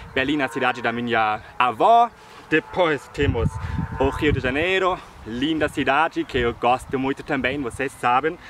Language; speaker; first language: Portuguese; non-native, fluent; German